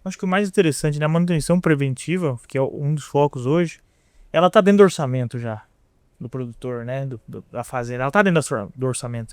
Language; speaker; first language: Portuguese; native; Portuguese